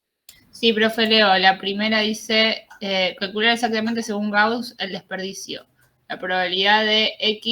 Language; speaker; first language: Spanish; native; Spanish